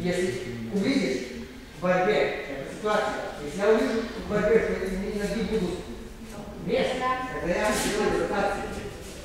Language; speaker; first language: Russian; non-native, learner; Serbian